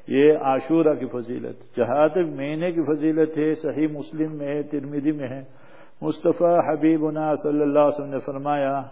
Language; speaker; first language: Urdu; non-native, fluent; English